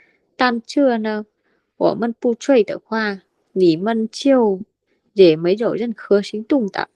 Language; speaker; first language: Chinese; non-native, learner; Vietnamese